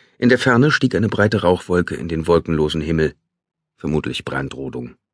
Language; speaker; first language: German; native; German